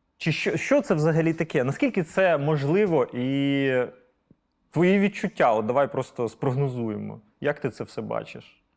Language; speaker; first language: Ukrainian; native; Ukrainian